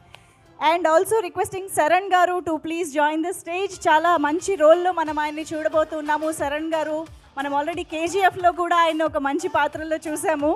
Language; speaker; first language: Telugu; native; Telugu